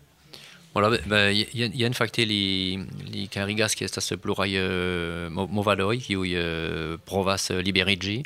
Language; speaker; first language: French; native; French